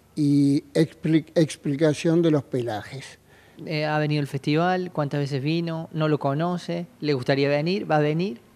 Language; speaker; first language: Spanish; native; Spanish